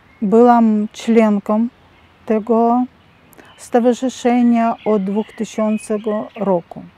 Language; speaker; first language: Polish; non-native, learner; Russian